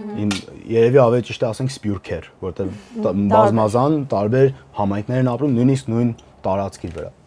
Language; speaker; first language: Armenian; early bilingual, heritage; Armenian